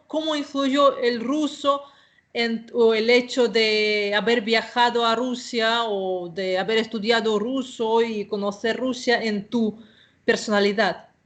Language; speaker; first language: Spanish; non-native, fluent; Russian